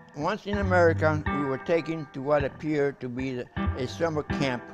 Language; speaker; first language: English; early bilingual, other home language; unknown